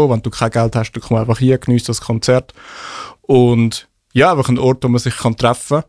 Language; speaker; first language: German; native; German